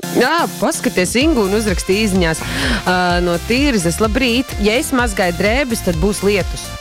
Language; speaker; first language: Latvian; native; Latvian